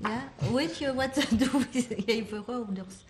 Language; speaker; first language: Dutch; non-native, local second language; French